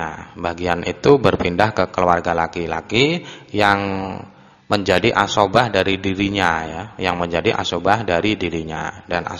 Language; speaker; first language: Indonesian; native; Indonesian